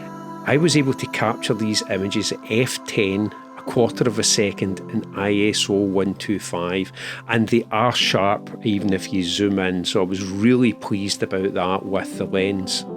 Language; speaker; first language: English; native; English